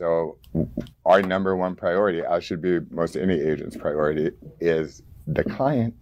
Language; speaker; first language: English; native; English